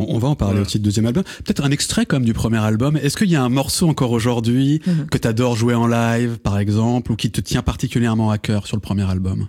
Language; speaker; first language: French; native; French